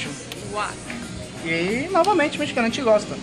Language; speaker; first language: Portuguese; native; Portuguese